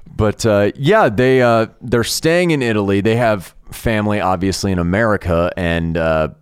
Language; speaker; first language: English; early bilingual, other home language; Italian